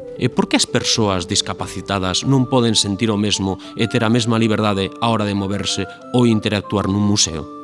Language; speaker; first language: Galician; native; Galician